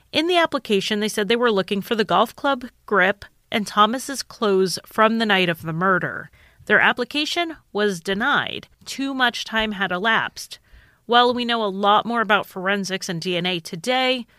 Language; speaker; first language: English; native; English